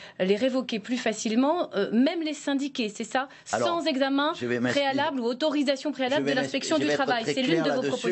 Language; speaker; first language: French; native; French